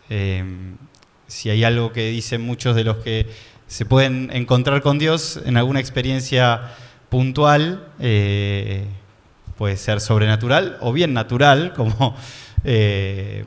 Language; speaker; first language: Spanish; native; Spanish